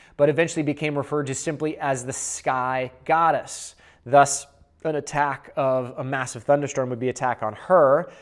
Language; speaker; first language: English; native; English